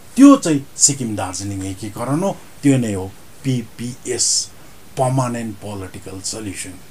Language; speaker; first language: Nepali; native; Nepali